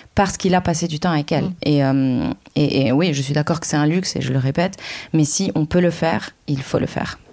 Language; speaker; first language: French; non-native, local second language; Arabic